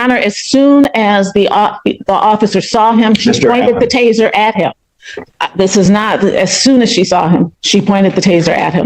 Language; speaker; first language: English; native; English